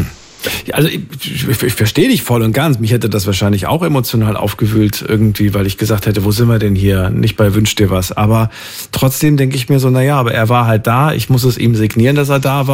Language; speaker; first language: German; native; German